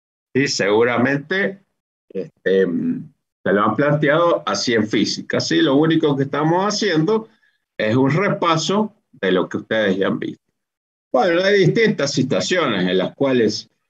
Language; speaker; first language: Spanish; native; Spanish